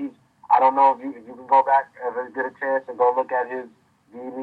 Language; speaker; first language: English; native; English